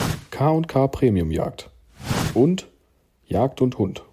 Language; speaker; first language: German; native; German